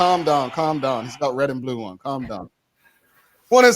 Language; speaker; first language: English; native; English